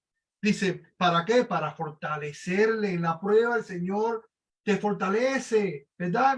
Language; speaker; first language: Spanish; native; Spanish